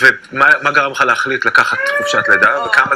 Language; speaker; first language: Hebrew; native; Hebrew